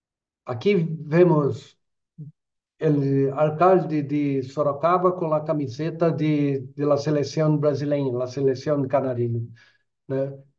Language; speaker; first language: Spanish; non-native, fluent; Portuguese